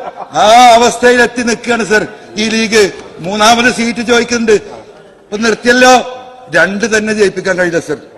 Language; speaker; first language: Malayalam; native; Malayalam